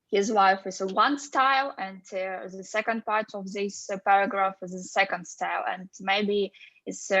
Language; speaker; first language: English; non-native, fluent; Russian